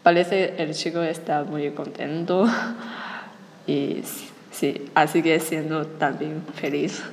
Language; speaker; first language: Spanish; non-native, learner; Chinese